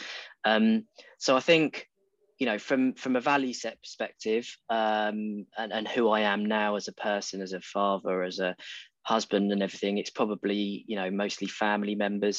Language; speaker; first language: English; native; English